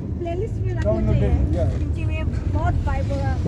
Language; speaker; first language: Hindi; non-native, fluent; Bangla